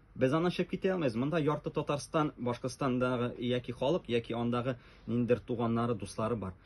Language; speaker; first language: Tatar; native; Tatar